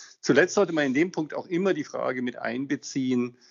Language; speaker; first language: German; native; German